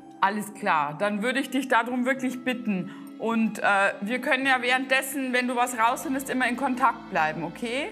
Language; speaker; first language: German; native; German